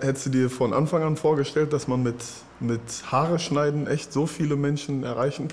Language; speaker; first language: German; early bilingual, other home language; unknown